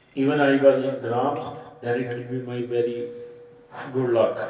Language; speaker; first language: English; non-native, learner; Punjabi